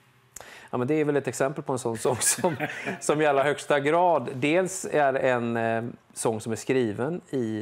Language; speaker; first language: Swedish; native; Swedish